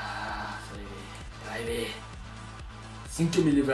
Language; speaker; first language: Portuguese; native; Portuguese